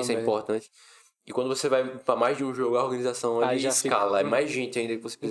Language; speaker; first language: Portuguese; native; Portuguese